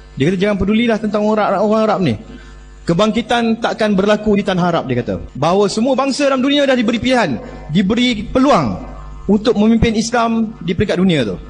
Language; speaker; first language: Malay; native; Malay